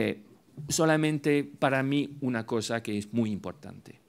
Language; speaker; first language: Spanish; non-native, fluent; French